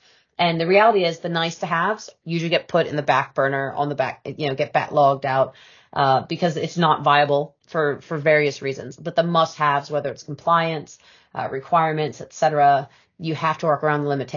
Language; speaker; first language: English; native; English